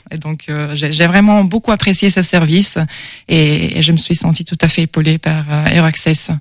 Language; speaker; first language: French; non-native, fluent; Italian